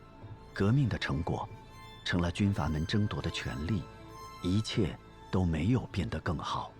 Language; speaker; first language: Chinese; native; Chinese